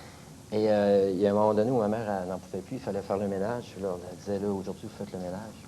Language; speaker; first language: French; native; French